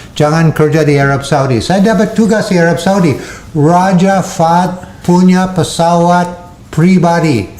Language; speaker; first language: Indonesian; non-native, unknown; English